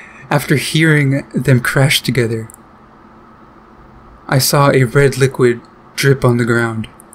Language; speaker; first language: English; native; English